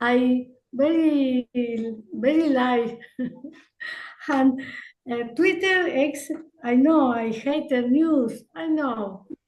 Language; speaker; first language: English; non-native, learner; Spanish